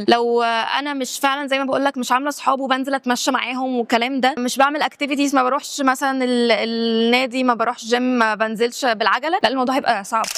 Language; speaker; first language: Arabic; native; Arabic